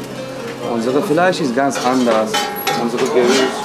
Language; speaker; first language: German; non-native, learner; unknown